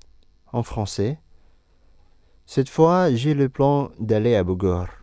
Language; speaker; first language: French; non-native, fluent; Indonesian